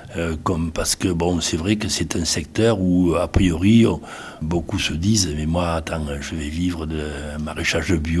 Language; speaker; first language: French; native; French